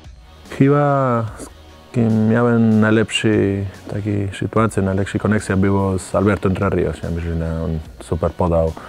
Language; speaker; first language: Polish; non-native, learner; Spanish